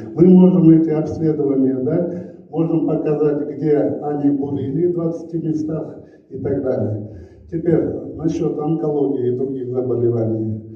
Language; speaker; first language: Russian; non-native, local second language; Kazakh